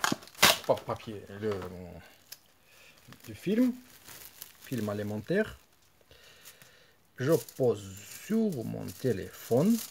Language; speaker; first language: French; non-native, fluent; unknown